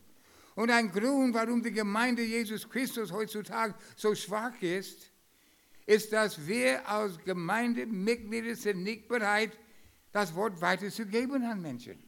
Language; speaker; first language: German; non-native, fluent; English